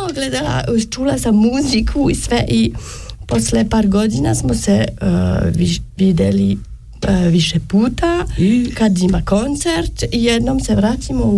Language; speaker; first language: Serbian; non-native, learner; French